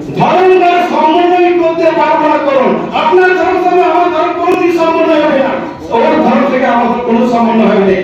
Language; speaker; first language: Bangla; non-native, local second language; Santali